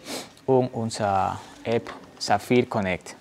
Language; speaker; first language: German; non-native, learner; Spanish